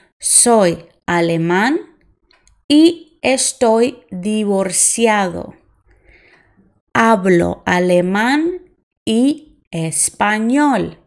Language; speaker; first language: Spanish; non-native, fluent; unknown